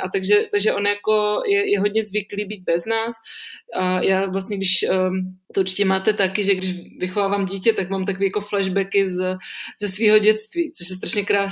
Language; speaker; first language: Czech; native; Czech